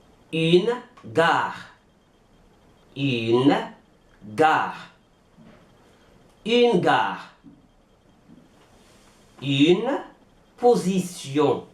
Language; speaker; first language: French; non-native, fluent; Arabic